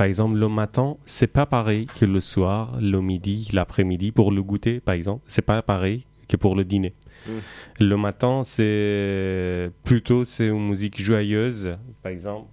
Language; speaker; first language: French; non-native, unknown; Persian